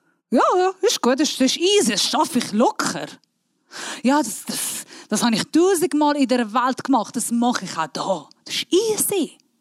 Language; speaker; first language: German; non-native, fluent; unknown